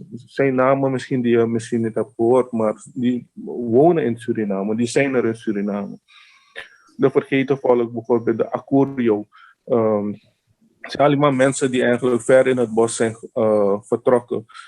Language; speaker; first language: Dutch; non-native, local second language; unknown